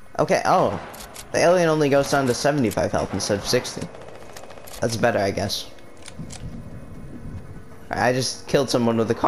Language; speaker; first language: English; native; English